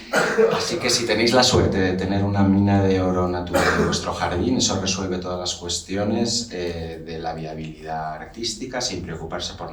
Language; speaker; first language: Spanish; native; Spanish